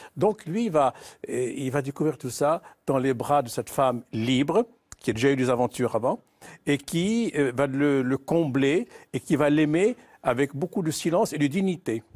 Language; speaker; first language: French; non-native, local second language; Arabic